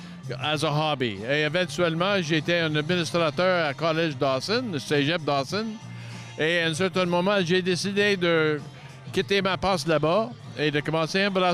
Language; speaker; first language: French; non-native, local second language; English